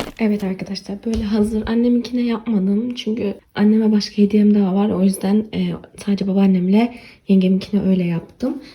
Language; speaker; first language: Turkish; early bilingual, heritage; Turkish